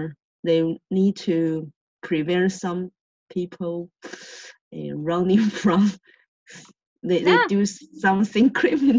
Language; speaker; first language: English; non-native, learner; Chinese